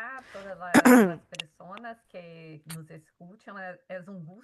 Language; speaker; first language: Portuguese; non-native, learner; Spanish